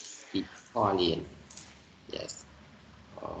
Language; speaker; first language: English; non-native, learner; Vietnamese